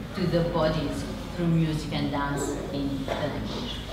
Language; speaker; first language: English; non-native, fluent; Morisyen